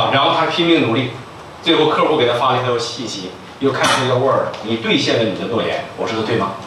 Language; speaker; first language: Chinese; native; Chinese